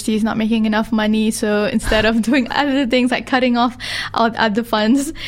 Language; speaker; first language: English; early bilingual, other home language; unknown